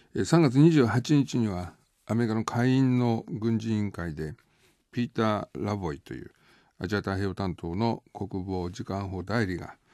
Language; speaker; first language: Japanese; native; Japanese